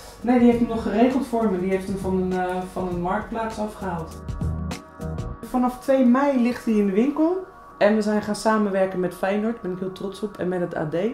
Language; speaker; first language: Dutch; native; Dutch